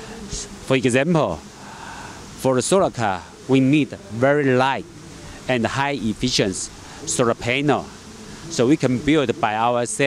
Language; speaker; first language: English; non-native, learner; Chinese